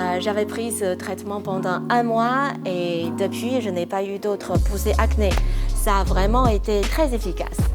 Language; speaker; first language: French; non-native, fluent; Chinese